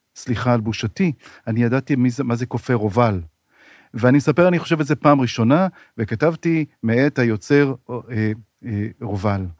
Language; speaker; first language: Hebrew; native; Hebrew